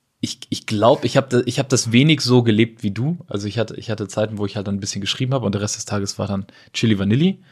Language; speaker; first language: German; native; German